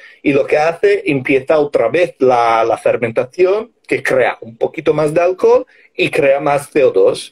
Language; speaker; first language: Spanish; non-native, fluent; English